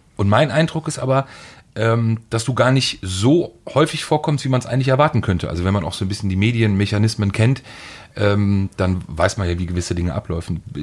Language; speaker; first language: German; native; German